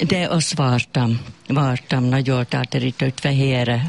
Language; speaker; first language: Hungarian; native; Hungarian